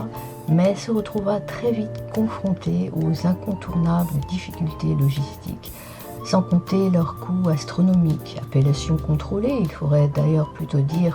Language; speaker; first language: French; native; French